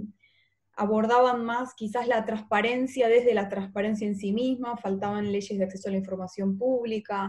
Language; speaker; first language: Spanish; native; Spanish